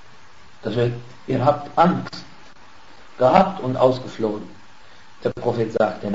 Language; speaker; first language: German; non-native, fluent; Arabic